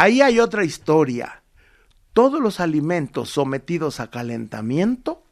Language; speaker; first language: Spanish; native; Spanish